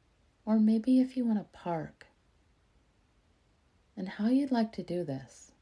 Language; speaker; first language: English; native; English